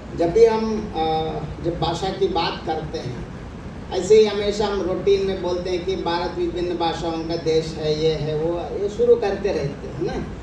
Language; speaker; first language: Hindi; non-native, local second language; Telugu